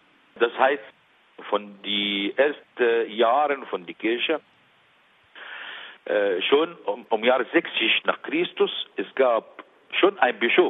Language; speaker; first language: German; non-native, learner; Arabic